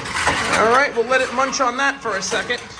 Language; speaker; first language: English; native; English